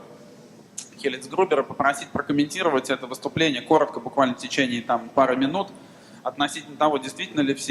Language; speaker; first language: Russian; native; Russian